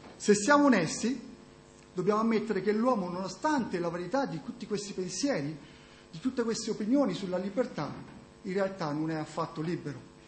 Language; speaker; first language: Italian; native; Italian